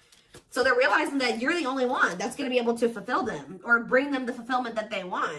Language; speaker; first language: English; native; English